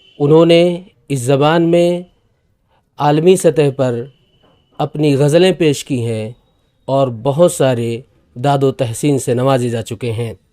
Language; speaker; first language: Urdu; native; Urdu